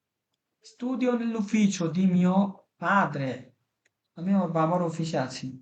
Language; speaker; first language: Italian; non-native, fluent; Bangla